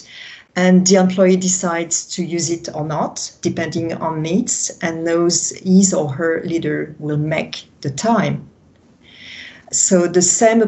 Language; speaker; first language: English; non-native, fluent; French